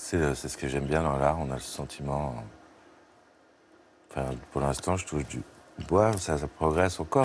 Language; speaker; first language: French; native; French